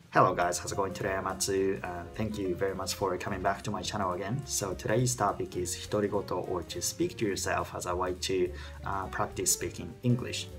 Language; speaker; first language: English; non-native, fluent; Japanese